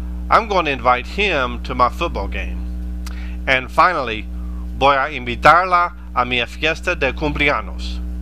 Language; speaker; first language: English; native; English